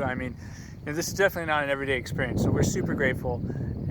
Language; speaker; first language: English; native; English